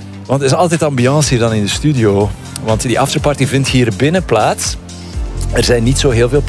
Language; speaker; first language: Dutch; native; Dutch